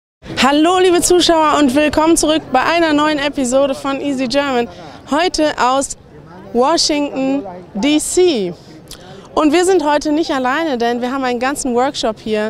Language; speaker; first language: German; native; German